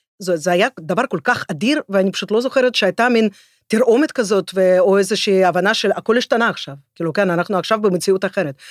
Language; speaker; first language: Hebrew; non-native, fluent; Russian